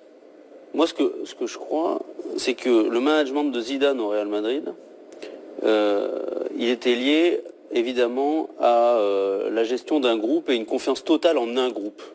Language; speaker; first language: French; native; French